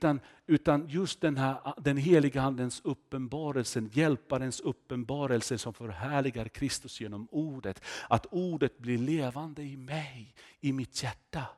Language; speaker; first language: Swedish; non-native, fluent; Finnish